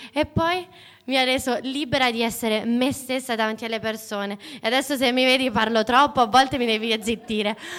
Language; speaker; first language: Italian; native; Italian